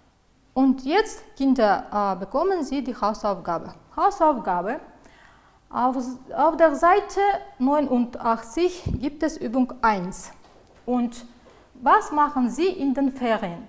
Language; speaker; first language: German; non-native, fluent; Uzbek